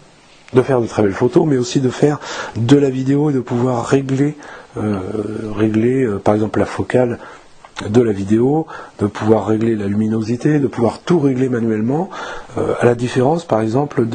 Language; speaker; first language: French; native; French